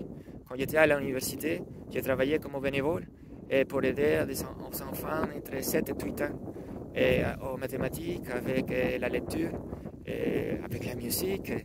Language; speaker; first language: French; non-native, learner; Spanish